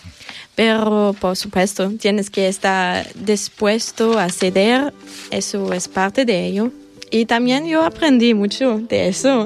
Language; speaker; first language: Spanish; non-native, fluent; German